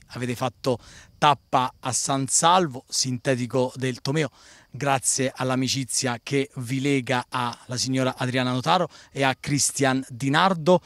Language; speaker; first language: Italian; native; Italian